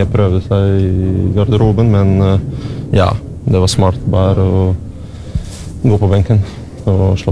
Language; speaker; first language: Norwegian; non-native, fluent; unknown